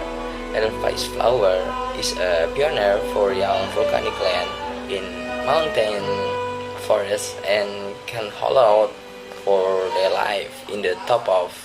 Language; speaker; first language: English; non-native, learner; Indonesian